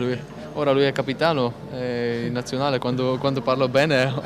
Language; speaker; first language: Italian; non-native, learner; Polish